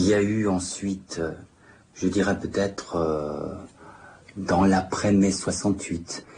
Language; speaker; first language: French; native; French